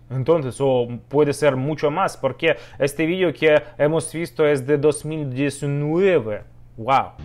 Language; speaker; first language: Spanish; non-native, learner; Russian